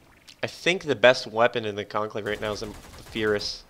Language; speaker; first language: English; native; English